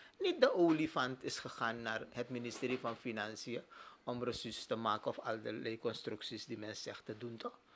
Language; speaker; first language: Dutch; native; Dutch